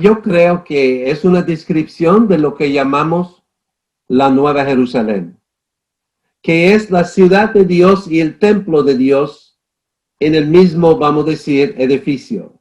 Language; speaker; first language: Spanish; non-native, fluent; English